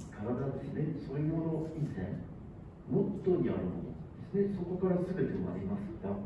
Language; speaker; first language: Japanese; non-native, fluent; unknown